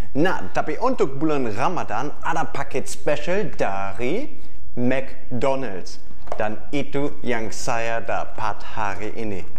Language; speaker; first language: Indonesian; non-native, fluent; German